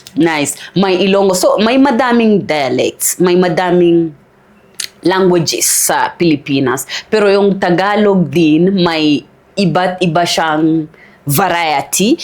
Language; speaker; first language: Filipino; non-native, fluent; Swahili